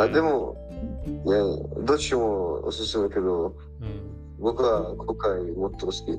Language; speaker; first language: Japanese; non-native, learner; Arabic